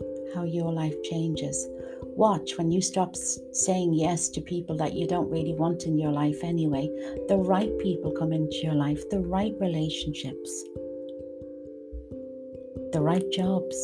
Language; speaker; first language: English; native; English